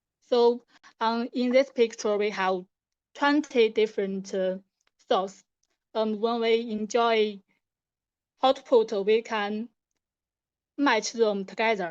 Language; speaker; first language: English; non-native, learner; Chinese